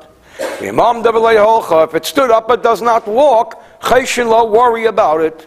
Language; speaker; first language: English; native; English